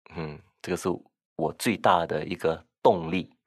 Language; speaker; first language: Chinese; non-native, local second language; Min Nan Chinese